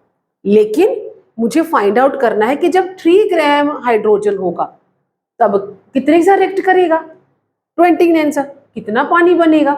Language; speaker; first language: Hindi; native; Hindi